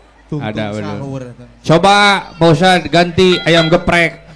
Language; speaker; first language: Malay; non-native, local second language; Sundanese